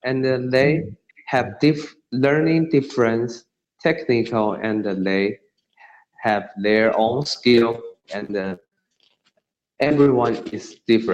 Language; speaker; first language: English; non-native, learner; Chinese